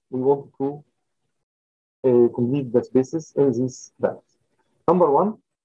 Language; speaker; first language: English; non-native, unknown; Arabic